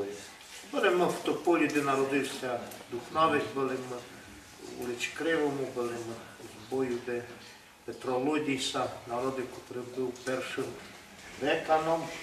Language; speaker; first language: Ukrainian; early bilingual, heritage; Ukrainian